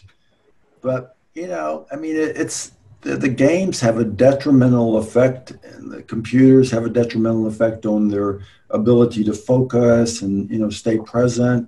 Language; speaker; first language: English; native; English